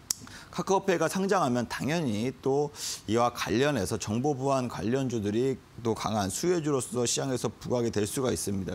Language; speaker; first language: Korean; native; Korean